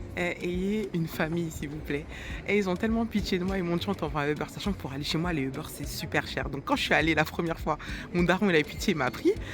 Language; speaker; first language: French; native; French